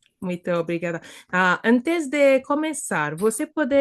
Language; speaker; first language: Portuguese; non-native, fluent; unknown